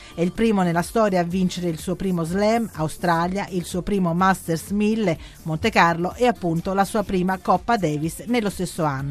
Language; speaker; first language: Italian; native; Italian